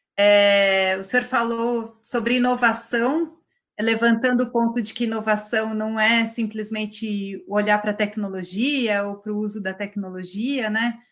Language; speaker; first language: Portuguese; native; Portuguese